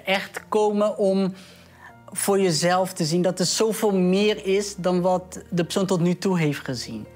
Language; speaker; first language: Dutch; early bilingual, other home language; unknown